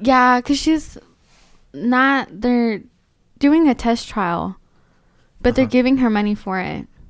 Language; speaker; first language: English; early bilingual, other home language; Spanish